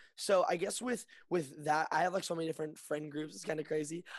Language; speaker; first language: English; native; English